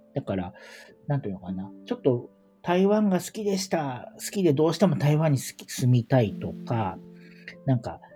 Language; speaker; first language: Japanese; native; Japanese